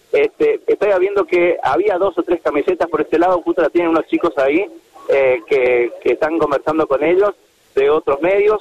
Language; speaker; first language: Spanish; native; Spanish